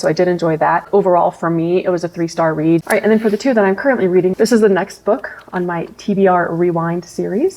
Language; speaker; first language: English; native; English